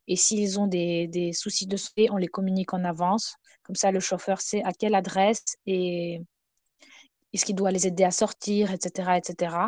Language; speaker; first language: French; non-native, fluent; Ukrainian